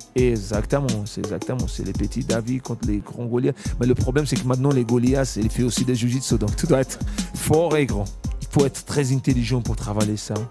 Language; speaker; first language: French; non-native, fluent; Portuguese